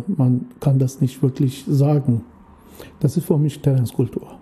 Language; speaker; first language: German; non-native, fluent; Persian